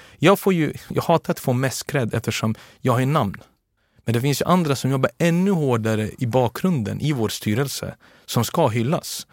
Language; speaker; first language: Swedish; early bilingual, other home language; Serbian